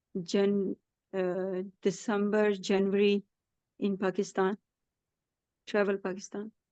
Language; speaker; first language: English; non-native, learner; Urdu